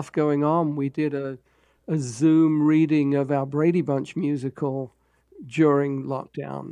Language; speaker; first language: English; native; English